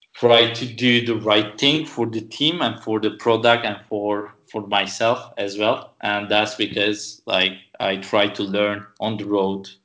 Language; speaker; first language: English; non-native, fluent; Turkish